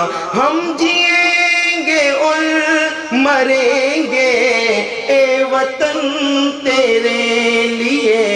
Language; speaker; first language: Hindi; native; Hindi